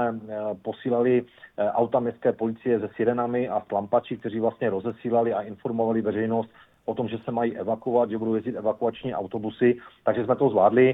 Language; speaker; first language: Czech; native; Czech